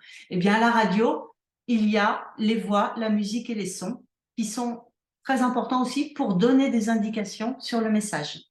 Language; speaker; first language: French; native; French